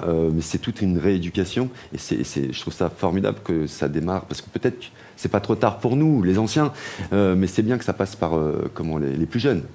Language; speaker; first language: French; native; French